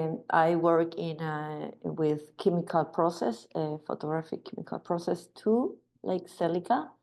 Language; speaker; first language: English; non-native, learner; Spanish